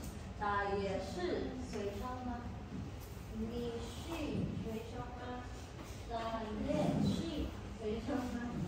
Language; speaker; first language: Chinese; non-native, learner; Filipino